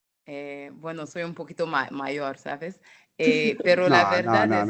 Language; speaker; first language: Spanish; non-native, fluent; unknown